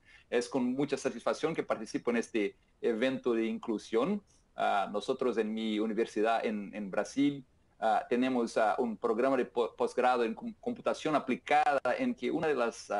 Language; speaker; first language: Spanish; non-native, fluent; Portuguese